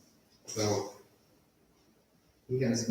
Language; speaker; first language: English; non-native, learner; Portuguese